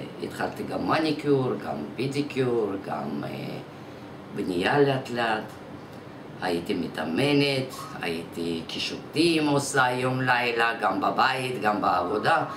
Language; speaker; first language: Hebrew; non-native, fluent; Russian